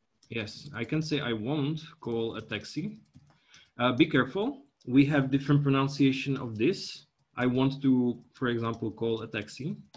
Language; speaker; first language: English; non-native, fluent; Czech